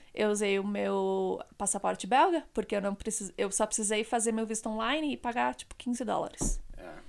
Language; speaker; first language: Portuguese; native; Portuguese